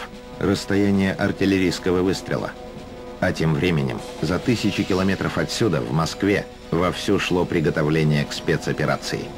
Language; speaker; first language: Russian; native; Russian